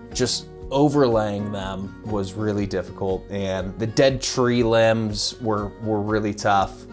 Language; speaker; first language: English; native; English